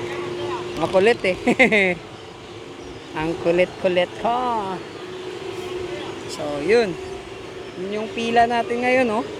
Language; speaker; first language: Filipino; native; Filipino